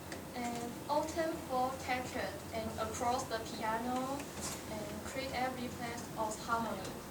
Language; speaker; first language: English; non-native, learner; Chinese